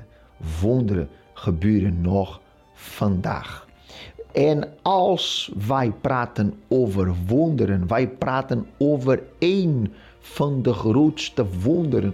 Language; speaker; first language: Dutch; non-native, fluent; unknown